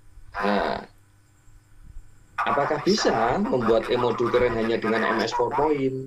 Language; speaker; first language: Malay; non-native, local second language; Javanese